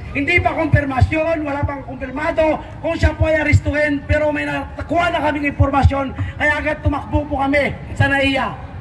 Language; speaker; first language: Filipino; native; Filipino